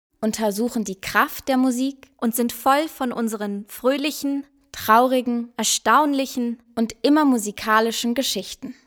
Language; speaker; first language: German; native; German